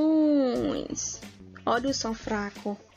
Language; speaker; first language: Portuguese; native; Portuguese